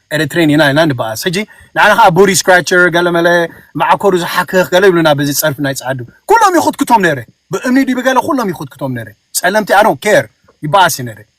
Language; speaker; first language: Tigrinya; early bilingual, heritage; Tigrinya